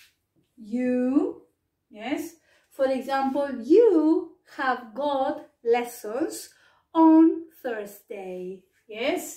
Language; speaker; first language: English; non-native, fluent; Spanish